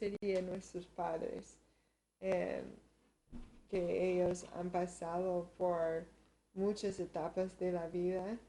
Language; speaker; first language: Spanish; early bilingual, heritage; Spanish